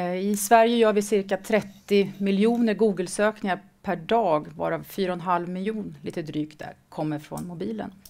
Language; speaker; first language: Swedish; native; Swedish